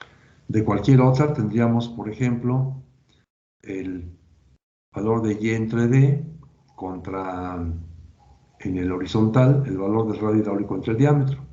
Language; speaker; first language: Spanish; native; Spanish